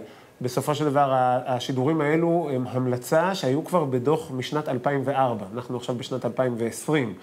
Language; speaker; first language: Hebrew; native; Hebrew